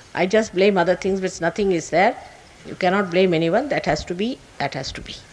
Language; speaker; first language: English; non-native, local second language; Marathi